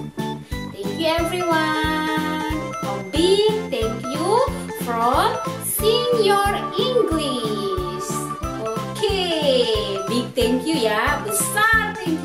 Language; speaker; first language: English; non-native, fluent; Indonesian